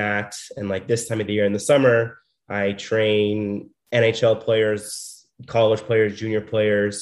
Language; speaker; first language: English; native; English